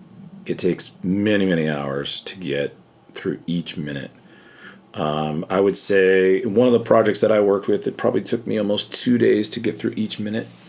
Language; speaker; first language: English; native; English